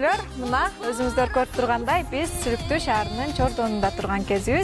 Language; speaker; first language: Kyrgyz; native; Kyrgyz